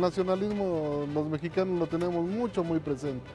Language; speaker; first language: Spanish; native; Spanish